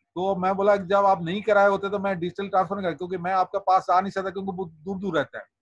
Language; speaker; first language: Hindi; non-native, local second language; Odia